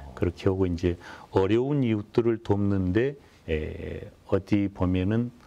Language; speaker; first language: Korean; native; Korean